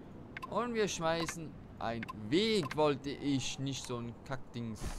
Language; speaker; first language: German; native; German